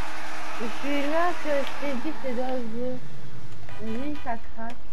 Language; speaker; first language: French; non-native, local second language; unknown